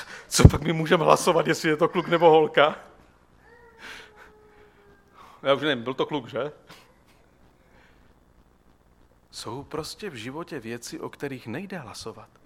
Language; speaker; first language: Czech; native; Czech